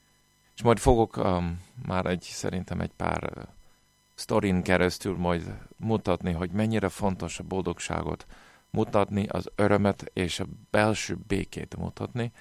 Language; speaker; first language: Hungarian; non-native, fluent; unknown